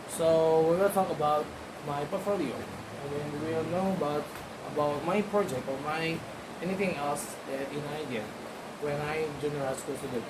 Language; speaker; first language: English; non-native, learner; Indonesian